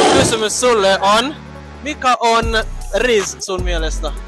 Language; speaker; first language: Finnish; non-native, learner; English